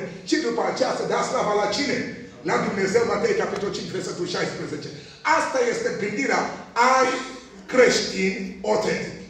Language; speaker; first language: Romanian; non-native, fluent; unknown